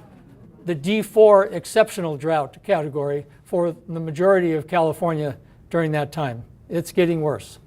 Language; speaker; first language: English; native; English